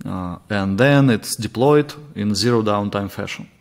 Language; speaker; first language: English; non-native, fluent; Russian